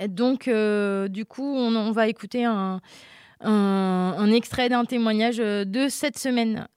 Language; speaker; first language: French; native; French